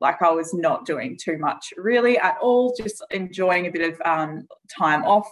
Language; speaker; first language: English; native; English